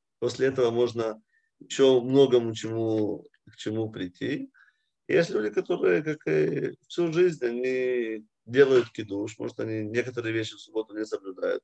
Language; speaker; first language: Russian; early bilingual, heritage; Russian